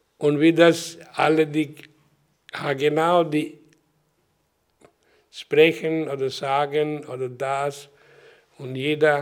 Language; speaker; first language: German; non-native, learner; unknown